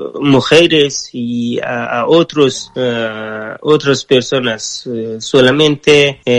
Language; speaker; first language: Spanish; non-native, learner; Persian